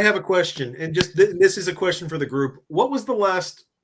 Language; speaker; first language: English; native; English